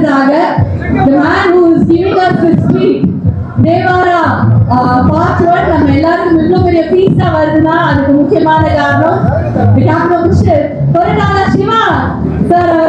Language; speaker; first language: Tamil; native; Tamil